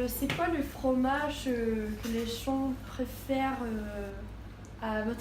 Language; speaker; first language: French; non-native, fluent; Norwegian